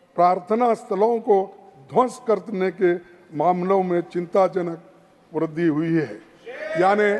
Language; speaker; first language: Hindi; non-native, local second language; Kannada